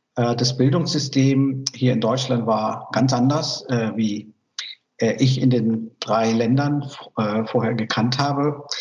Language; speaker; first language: German; early bilingual, other home language; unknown